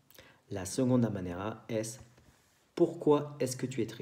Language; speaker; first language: Spanish; non-native, fluent; French